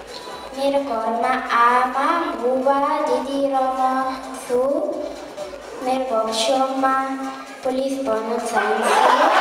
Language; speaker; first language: Nepali; early bilingual, heritage; Nepali